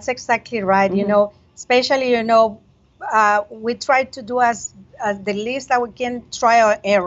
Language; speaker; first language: English; non-native, fluent; Spanish